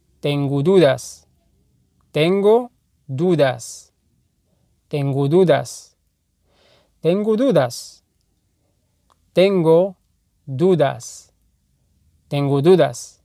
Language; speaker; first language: Spanish; non-native, fluent; Arabic